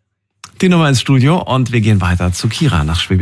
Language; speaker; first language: German; native; German